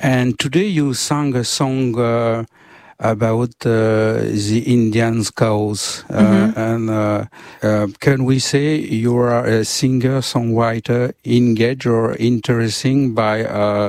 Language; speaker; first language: English; non-native, learner; French